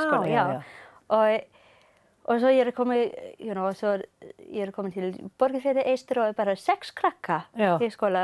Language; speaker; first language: Icelandic; non-native, learner; English